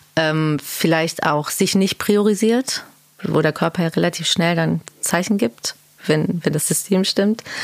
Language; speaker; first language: German; early bilingual, other home language; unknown